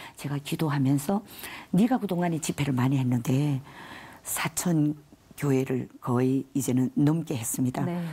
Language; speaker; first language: Korean; native; Korean